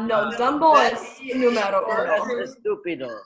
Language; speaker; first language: Spanish; non-native, learner; English